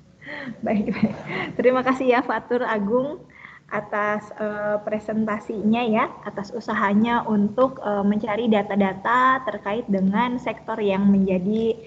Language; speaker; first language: Indonesian; native; Indonesian